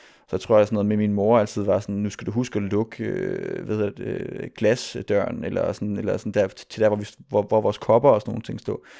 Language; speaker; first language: Danish; native; Danish